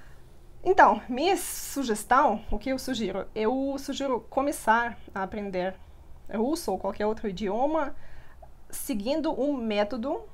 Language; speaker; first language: Portuguese; non-native, fluent; Russian